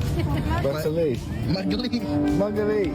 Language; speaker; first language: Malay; non-native, learner; English